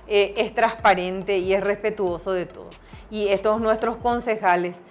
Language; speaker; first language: Spanish; native; Spanish